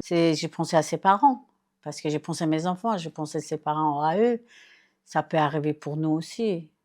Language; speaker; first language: French; non-native, fluent; Turkish